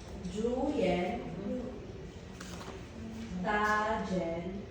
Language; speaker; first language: Chinese; non-native, learner; Filipino